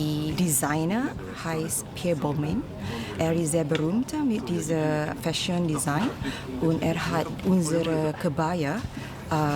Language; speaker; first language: German; non-native, fluent; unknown